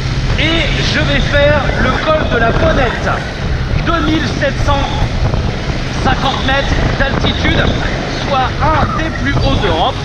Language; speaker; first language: French; native; French